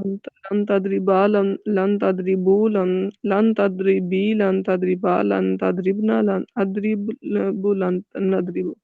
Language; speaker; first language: Arabic; non-native, learner; Urdu